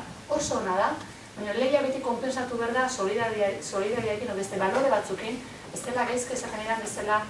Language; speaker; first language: Basque; native; Basque